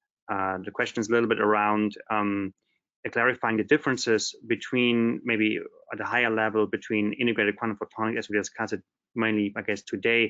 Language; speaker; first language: English; non-native, fluent; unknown